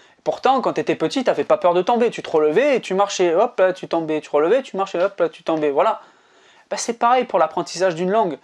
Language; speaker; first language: French; native; French